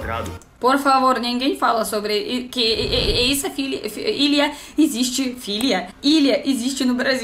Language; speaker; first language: Portuguese; non-native, learner; Russian